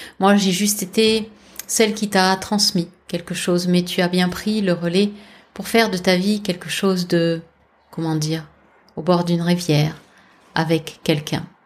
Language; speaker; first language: French; native; French